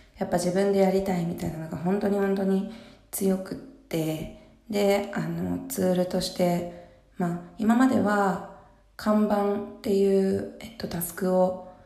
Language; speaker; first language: Japanese; native; Japanese